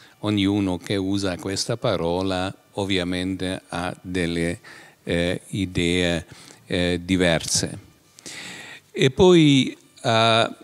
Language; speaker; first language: Italian; non-native, fluent; German